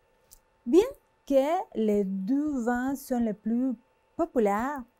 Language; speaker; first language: French; non-native, fluent; Spanish